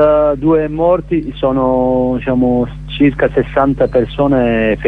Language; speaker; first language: Italian; non-native, learner; Kurdish